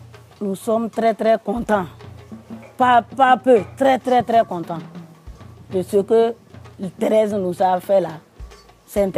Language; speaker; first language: French; non-native, local second language; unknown